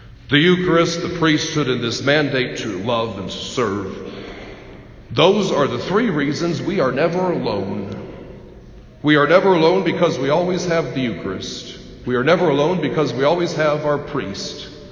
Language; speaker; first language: English; native; English